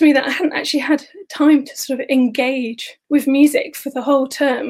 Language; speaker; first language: English; native; English